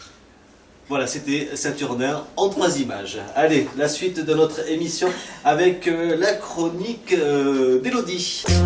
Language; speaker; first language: French; native; French